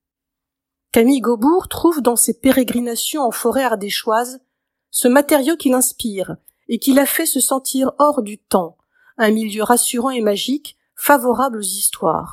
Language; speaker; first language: French; native; French